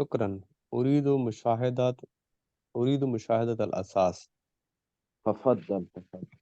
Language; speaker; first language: Arabic; non-native, learner; Urdu